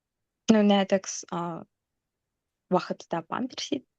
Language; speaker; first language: Estonian; non-native, local second language; Russian